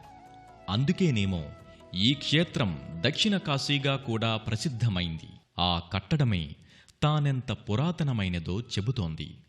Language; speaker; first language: Telugu; native; Telugu